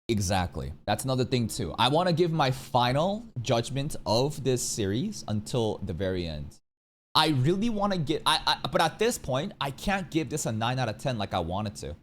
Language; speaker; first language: English; native; English